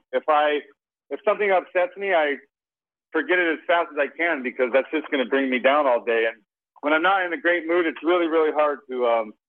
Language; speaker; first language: English; native; English